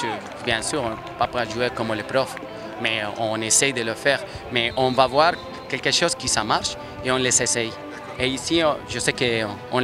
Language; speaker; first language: French; non-native, learner; Spanish